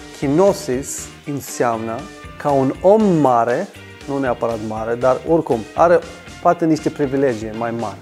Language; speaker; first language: Romanian; non-native, fluent; Swedish